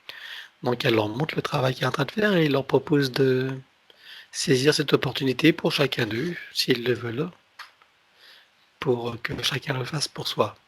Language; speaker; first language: French; native; French